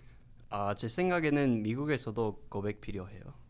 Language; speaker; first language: Korean; non-native, learner; English